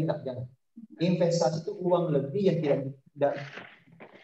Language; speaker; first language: Indonesian; native; Indonesian